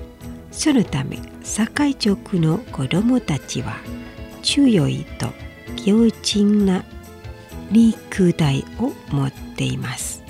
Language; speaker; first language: Japanese; non-native, fluent; Indonesian